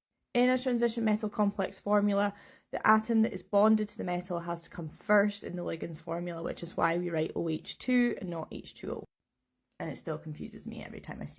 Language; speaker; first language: English; native; English